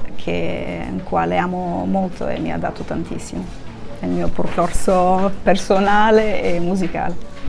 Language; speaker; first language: Italian; non-native, fluent; Bulgarian